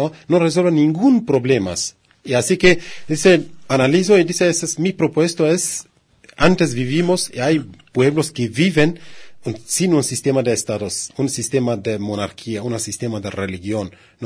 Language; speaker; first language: Spanish; non-native, learner; Kurdish